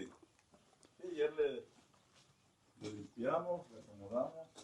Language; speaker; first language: Spanish; native; Spanish